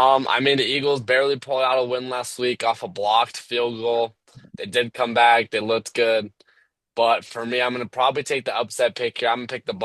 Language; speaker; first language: English; native; English